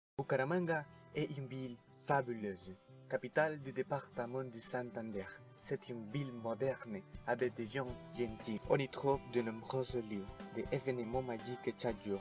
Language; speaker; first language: French; non-native, learner; Spanish